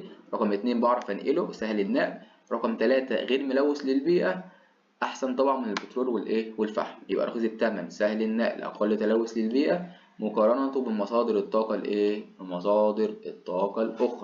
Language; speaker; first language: Arabic; native; Arabic